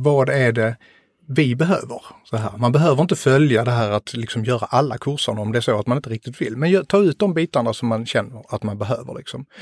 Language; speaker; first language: Swedish; native; Swedish